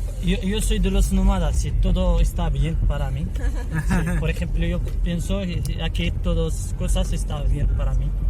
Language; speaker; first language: Spanish; non-native, learner; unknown